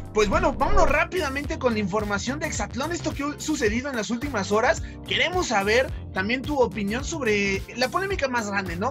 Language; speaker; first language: Spanish; native; Spanish